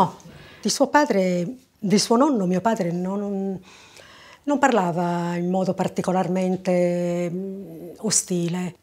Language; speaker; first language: Italian; native; Italian